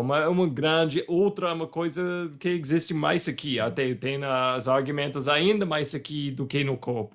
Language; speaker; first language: Portuguese; non-native, fluent; English